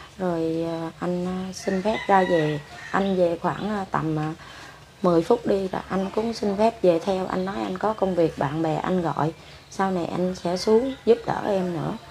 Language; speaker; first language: Vietnamese; non-native, local second language; Khmer